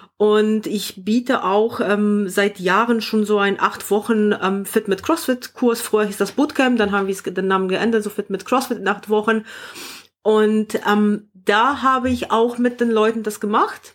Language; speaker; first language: German; non-native, fluent; Polish